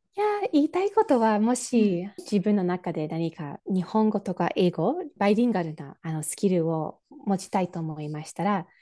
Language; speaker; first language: Japanese; non-native, fluent; English